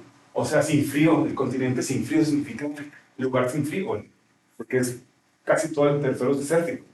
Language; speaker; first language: Spanish; native; Spanish